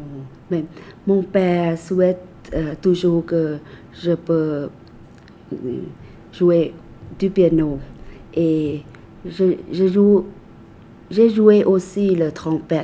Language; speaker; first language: French; non-native, fluent; Thai